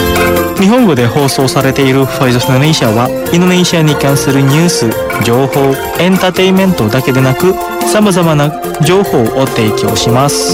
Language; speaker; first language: Japanese; non-native, fluent; Indonesian